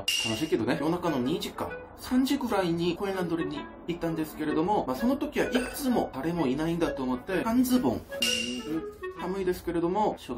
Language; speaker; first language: Japanese; non-native, learner; Korean